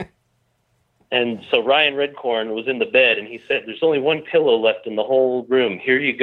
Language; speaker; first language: English; native; English